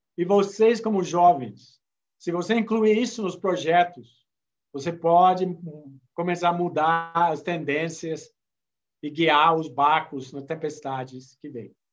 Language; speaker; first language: Portuguese; non-native, fluent; English